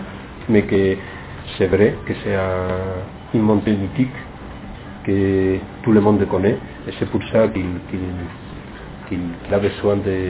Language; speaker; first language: French; non-native, fluent; Spanish